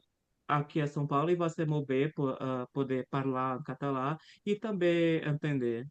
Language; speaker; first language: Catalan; non-native, learner; Portuguese